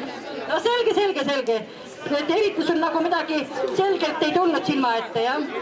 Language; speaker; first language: Estonian; native; Estonian